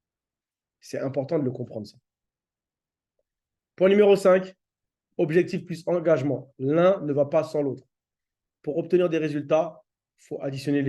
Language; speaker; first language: French; native; French